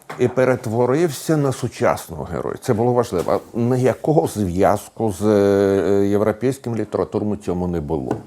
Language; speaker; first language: Ukrainian; non-native, local second language; Russian